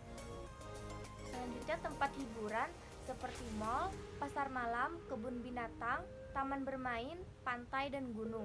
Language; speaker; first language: Indonesian; native; Indonesian